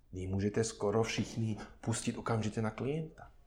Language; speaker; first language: Czech; non-native, fluent; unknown